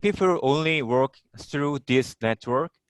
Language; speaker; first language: English; non-native, learner; Korean